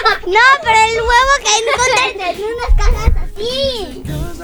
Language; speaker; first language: Spanish; early bilingual, other home language; French